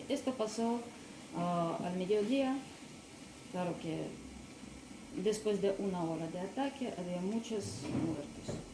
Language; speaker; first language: Spanish; non-native, learner; Russian